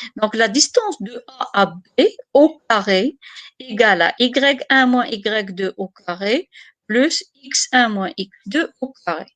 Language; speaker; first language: French; non-native, local second language; Arabic